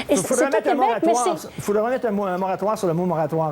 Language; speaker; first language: French; native; French